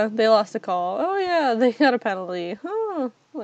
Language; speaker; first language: English; native; English